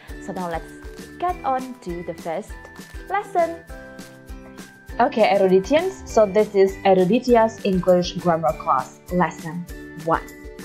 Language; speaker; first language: English; non-native, fluent; Indonesian